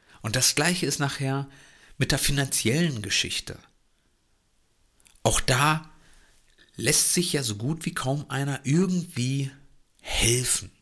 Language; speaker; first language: German; native; German